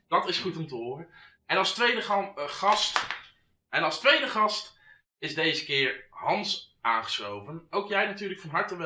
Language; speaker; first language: Dutch; native; Dutch